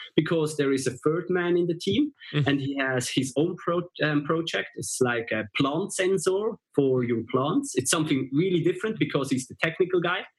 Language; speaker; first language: English; non-native, fluent; German